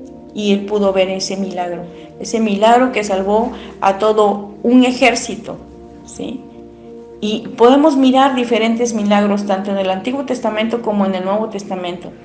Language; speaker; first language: Spanish; native; Spanish